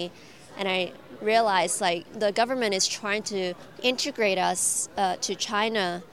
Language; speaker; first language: English; non-native, local second language; Cantonese